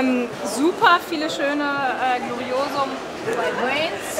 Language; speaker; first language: German; native; German